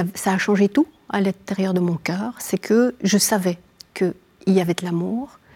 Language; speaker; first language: French; native; French